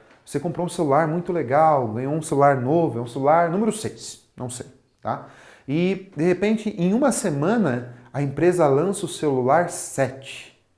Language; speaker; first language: Portuguese; native; Portuguese